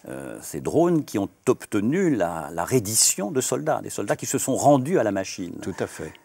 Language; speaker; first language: French; native; French